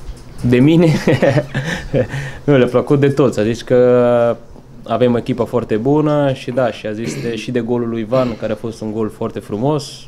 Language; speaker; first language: Romanian; non-native, fluent; Portuguese